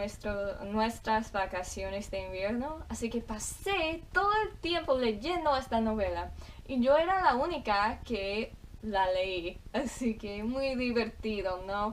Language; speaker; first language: Spanish; non-native, fluent; English